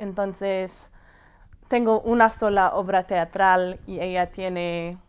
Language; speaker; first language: Spanish; non-native, fluent; English